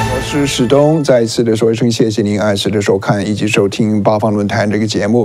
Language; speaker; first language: Chinese; native; Chinese